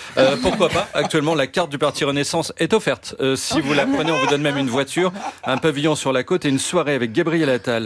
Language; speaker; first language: French; native; French